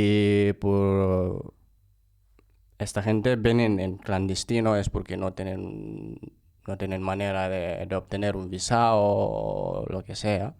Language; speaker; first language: Spanish; non-native, fluent; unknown